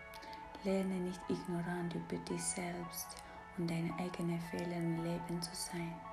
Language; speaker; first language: German; non-native, fluent; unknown